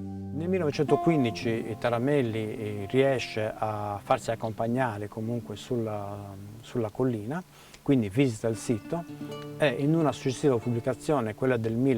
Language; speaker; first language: Italian; native; Italian